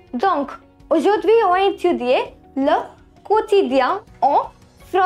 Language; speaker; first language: French; non-native, fluent; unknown